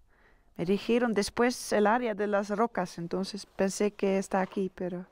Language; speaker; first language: Spanish; non-native, learner; Dutch